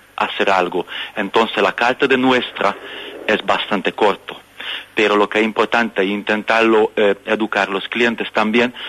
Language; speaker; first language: Spanish; non-native, learner; Hungarian